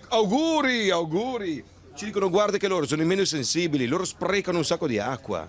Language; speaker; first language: Italian; native; Italian